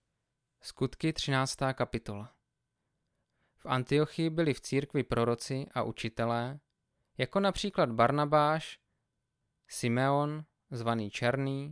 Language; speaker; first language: Czech; native; Czech